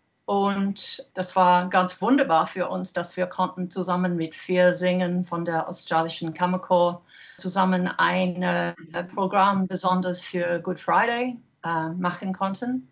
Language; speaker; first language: German; non-native, learner; English